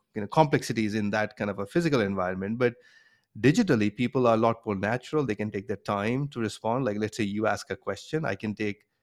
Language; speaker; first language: English; non-native, local second language; Bangla